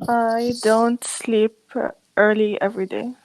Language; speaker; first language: English; non-native, fluent; Arabic